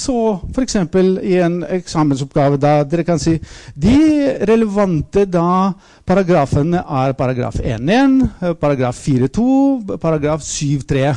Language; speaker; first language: Norwegian; non-native, fluent; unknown